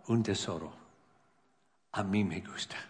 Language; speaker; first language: Spanish; non-native, learner; English